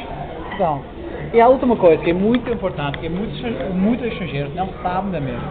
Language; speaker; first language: Portuguese; non-native, fluent; English